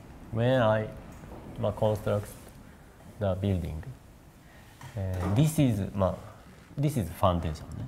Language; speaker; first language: English; non-native, learner; Japanese